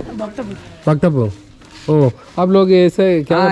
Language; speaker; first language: Hindi; non-native, local second language; Malayalam